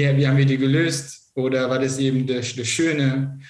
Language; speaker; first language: German; non-native, local second language; Kurdish